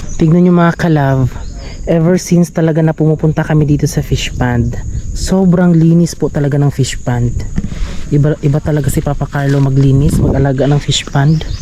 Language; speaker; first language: Filipino; non-native, local second language; Cebuano